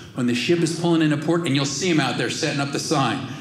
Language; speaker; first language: English; native; English